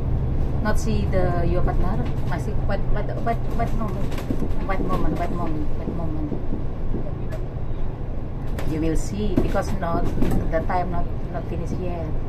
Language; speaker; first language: English; non-native, learner; Indonesian